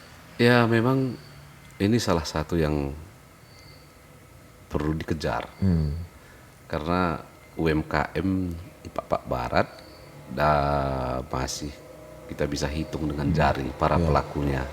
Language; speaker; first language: Indonesian; native; Indonesian